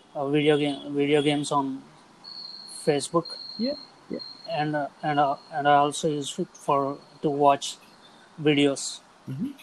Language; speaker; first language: English; non-native, local second language; Telugu